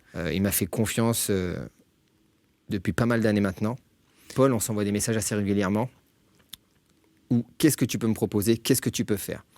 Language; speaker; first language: French; native; French